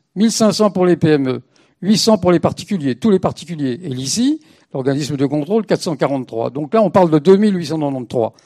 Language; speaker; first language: French; native; French